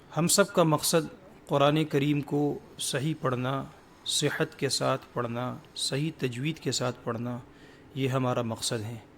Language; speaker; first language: Urdu; native; Urdu